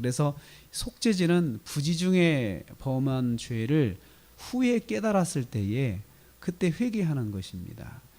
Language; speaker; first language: Korean; native; Korean